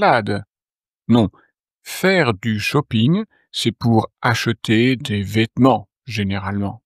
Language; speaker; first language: French; native; French